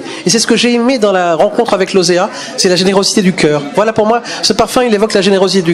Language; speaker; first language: French; native; French